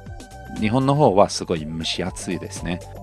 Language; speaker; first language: Japanese; non-native, fluent; English